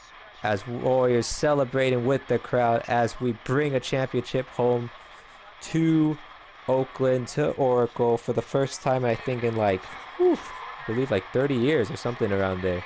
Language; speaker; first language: English; native; English